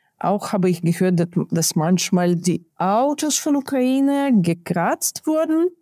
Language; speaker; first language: German; non-native, fluent; Ukrainian